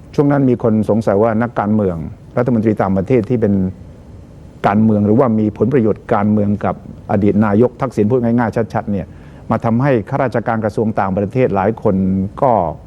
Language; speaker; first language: Thai; native; Thai